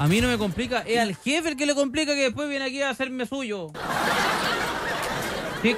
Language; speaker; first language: Spanish; native; Spanish